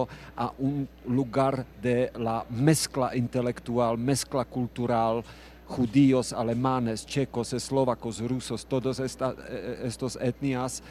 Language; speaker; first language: Spanish; non-native, fluent; Czech